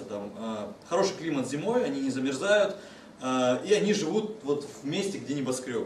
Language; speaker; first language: Russian; native; Russian